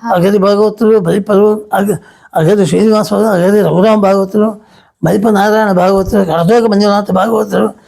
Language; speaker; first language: Kannada; native; Kannada